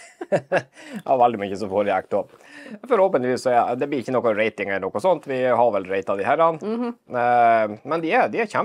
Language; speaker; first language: Norwegian; native; Norwegian